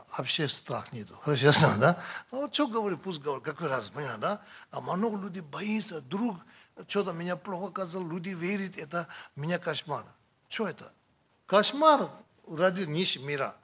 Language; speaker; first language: Russian; non-native, learner; Tibetan